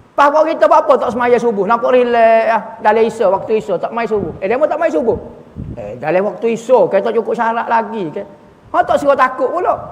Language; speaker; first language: Malay; native; Malay